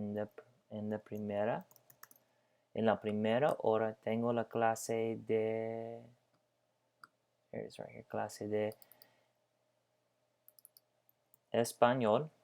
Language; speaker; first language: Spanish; non-native, fluent; English